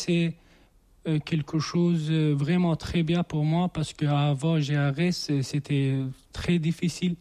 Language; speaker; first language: French; non-native, learner; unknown